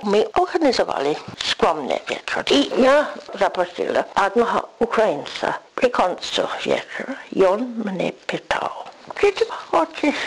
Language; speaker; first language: Polish; non-native, learner; English